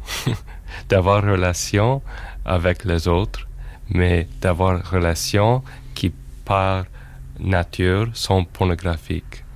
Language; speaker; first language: French; non-native, fluent; English